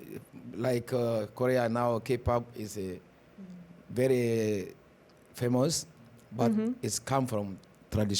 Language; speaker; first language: English; non-native, learner; Bambara